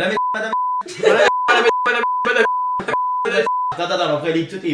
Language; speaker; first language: French; native; French